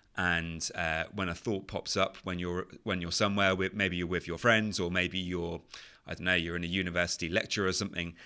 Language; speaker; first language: English; native; English